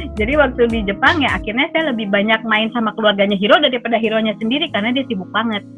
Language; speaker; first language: Indonesian; native; Indonesian